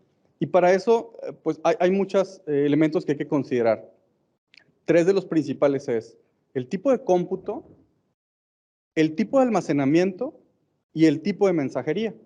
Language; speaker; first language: Spanish; native; Spanish